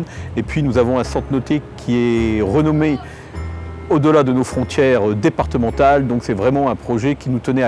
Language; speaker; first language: French; native; French